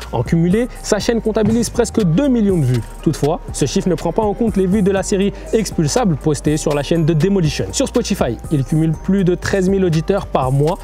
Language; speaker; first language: French; native; French